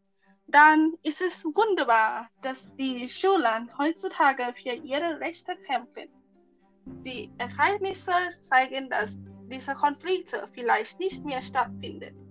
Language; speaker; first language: German; non-native, learner; Thai